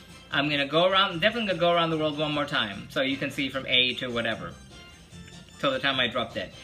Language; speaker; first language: English; early bilingual, other home language; Spanish